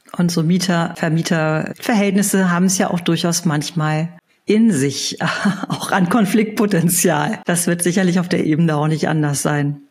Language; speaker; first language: German; native; German